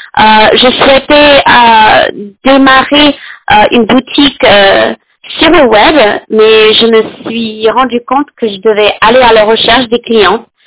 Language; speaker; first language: French; non-native, fluent; English